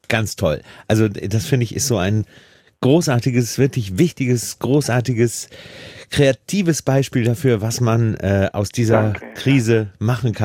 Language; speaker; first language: German; native; German